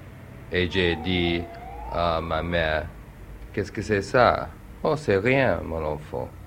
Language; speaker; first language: French; non-native, learner; English